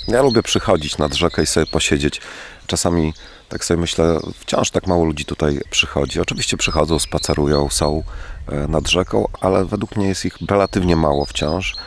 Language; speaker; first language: Polish; native; Polish